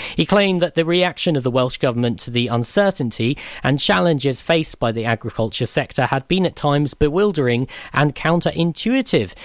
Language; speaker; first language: English; native; English